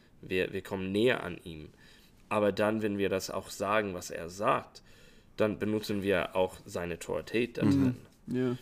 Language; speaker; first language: German; non-native, fluent; English